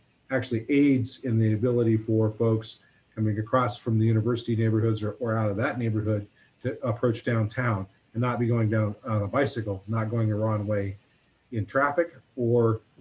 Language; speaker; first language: English; native; English